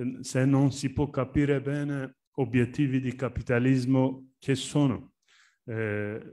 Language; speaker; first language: Italian; non-native, learner; Turkish